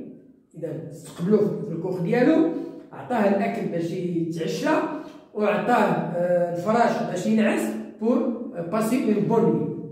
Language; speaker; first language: Arabic; native; Arabic